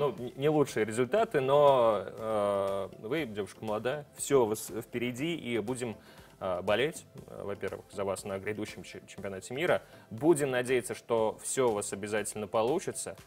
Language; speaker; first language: Russian; native; Russian